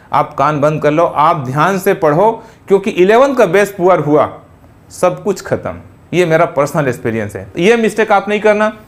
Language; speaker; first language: Hindi; native; Hindi